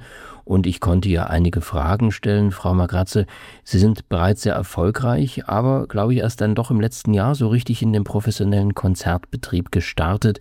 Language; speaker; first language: German; native; German